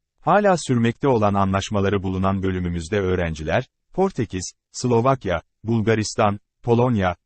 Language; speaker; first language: Turkish; native; Turkish